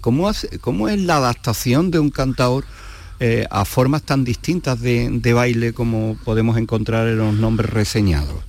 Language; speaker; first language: Spanish; native; Spanish